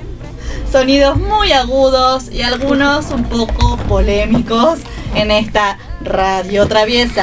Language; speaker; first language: Spanish; native; Spanish